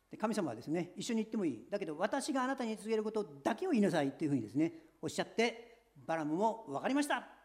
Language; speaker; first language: Japanese; native; Japanese